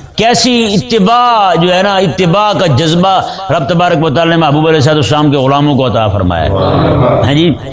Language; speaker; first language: Urdu; non-native, local second language; Punjabi